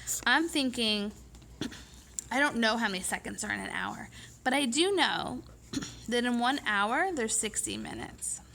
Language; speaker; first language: English; native; English